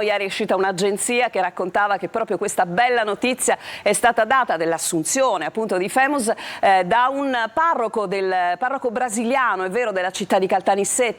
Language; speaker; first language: Italian; native; Italian